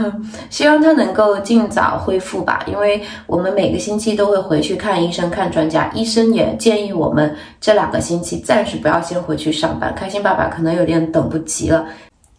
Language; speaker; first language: Chinese; native; Chinese